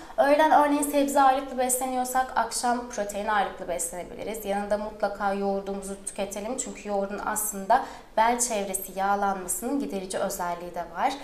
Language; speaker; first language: Turkish; early bilingual, heritage; Turkish